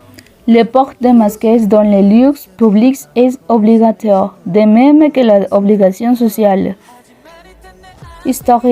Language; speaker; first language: French; non-native, learner; Spanish